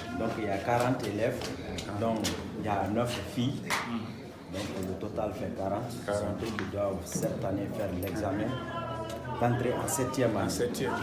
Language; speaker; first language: French; non-native, local second language; Fula